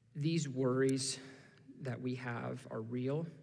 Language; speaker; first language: English; native; English